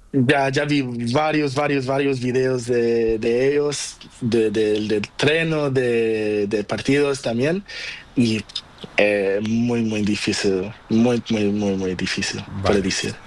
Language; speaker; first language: Spanish; non-native, learner; Portuguese